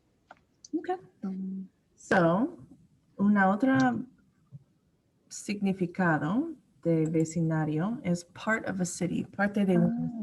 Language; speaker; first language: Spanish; non-native, learner; English